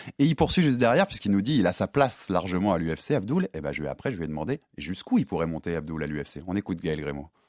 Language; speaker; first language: French; native; French